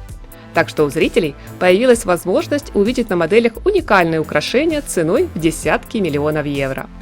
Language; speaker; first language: Russian; native; Russian